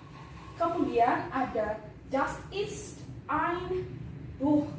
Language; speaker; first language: German; non-native, learner; Indonesian